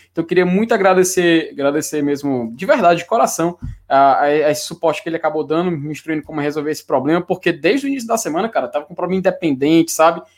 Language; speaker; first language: Portuguese; native; Portuguese